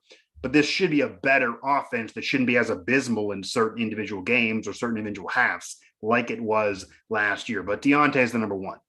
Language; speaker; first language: English; native; English